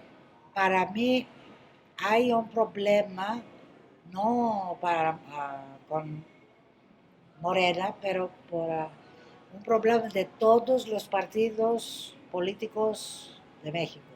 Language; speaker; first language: Spanish; non-native, fluent; Greek